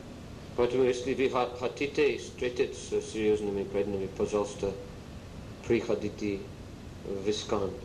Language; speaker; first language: Russian; non-native, learner; English